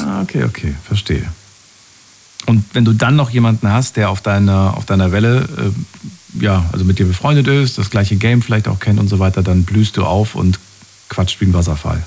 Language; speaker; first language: German; native; German